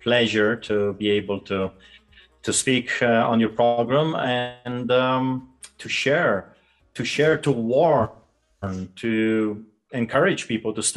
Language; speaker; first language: English; non-native, fluent; Polish